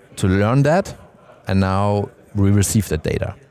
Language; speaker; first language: English; non-native, fluent; German